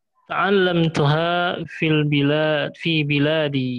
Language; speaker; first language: Arabic; non-native, learner; Indonesian